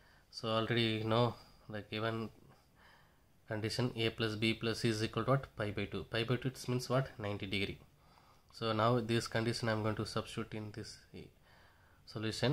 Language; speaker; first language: English; non-native, local second language; Tamil